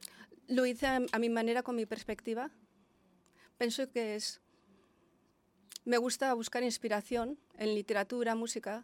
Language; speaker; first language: Spanish; non-native, fluent; Lithuanian